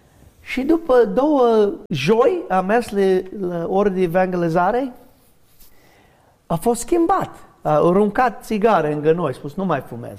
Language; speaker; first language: Romanian; non-native, learner; English